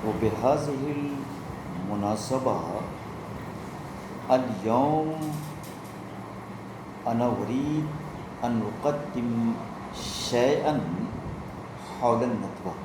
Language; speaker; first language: Arabic; non-native, fluent; Urdu